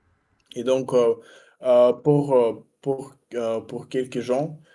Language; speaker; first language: French; non-native, learner; Russian